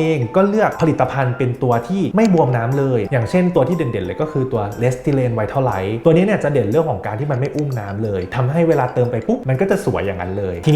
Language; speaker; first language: Thai; native; Thai